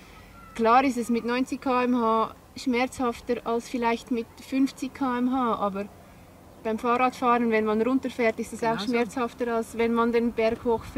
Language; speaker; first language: German; native; German